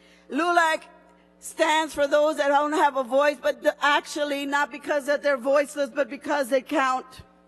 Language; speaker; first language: English; early bilingual, other home language; Spanish